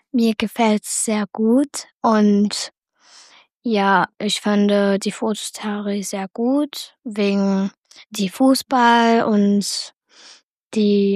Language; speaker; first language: German; non-native, learner; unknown